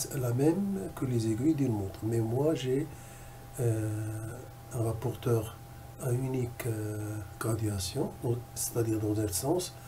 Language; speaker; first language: French; non-native, local second language; Arabic